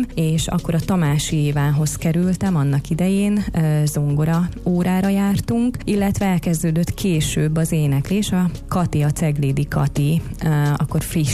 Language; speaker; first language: Hungarian; native; Hungarian